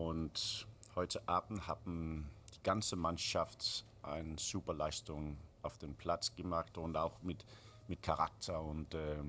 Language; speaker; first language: German; non-native, learner; Danish